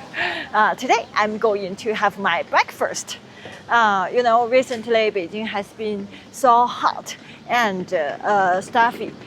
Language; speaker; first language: English; non-native, fluent; Chinese